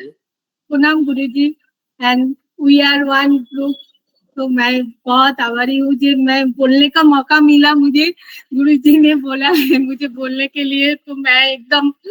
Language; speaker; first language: Hindi; non-native, local second language; Bangla